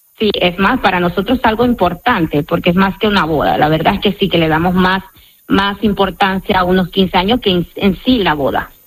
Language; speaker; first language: Spanish; native; Spanish